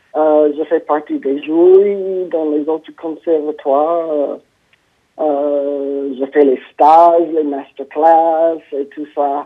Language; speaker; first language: French; non-native, fluent; English